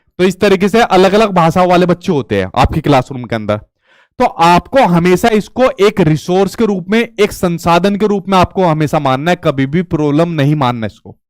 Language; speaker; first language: Hindi; native; Hindi